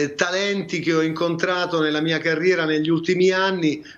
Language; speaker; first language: Italian; native; Italian